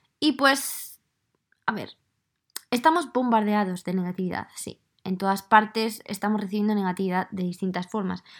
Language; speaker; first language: Spanish; native; Spanish